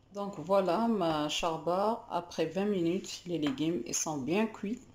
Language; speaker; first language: French; non-native, local second language; Arabic